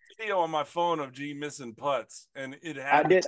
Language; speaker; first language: English; native; English